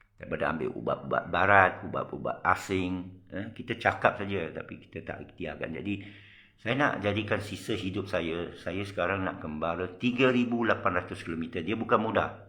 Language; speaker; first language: Malay; non-native, local second language; Chinese